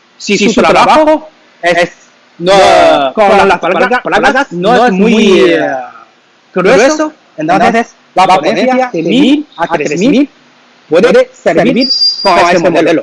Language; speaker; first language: Spanish; non-native, learner; Chinese